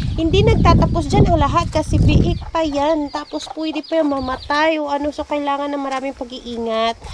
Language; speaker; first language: Filipino; non-native, local second language; Cebuano